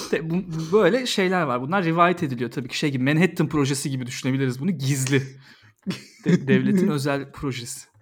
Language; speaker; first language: Turkish; native; Turkish